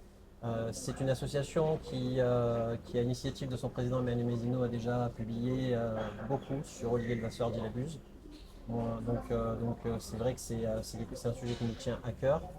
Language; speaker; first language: French; native; French